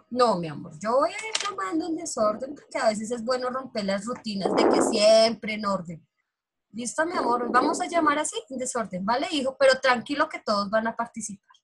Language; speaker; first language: Spanish; native; Spanish